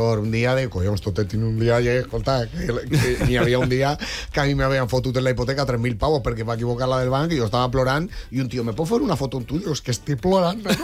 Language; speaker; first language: Catalan; native; Catalan